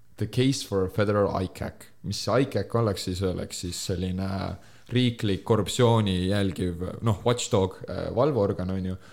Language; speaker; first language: Estonian; native; Estonian